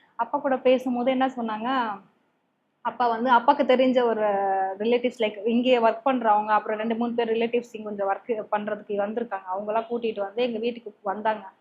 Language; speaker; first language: Tamil; non-native, fluent; Nepali